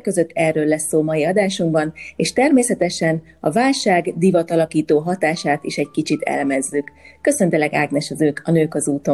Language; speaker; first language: Hungarian; native; Hungarian